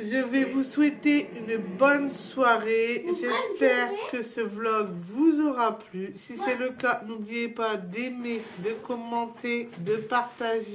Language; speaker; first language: French; native; French